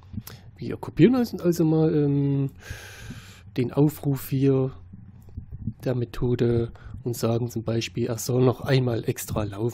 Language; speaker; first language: German; native; German